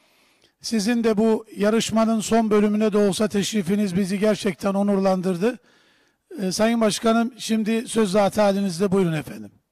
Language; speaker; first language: Turkish; native; Turkish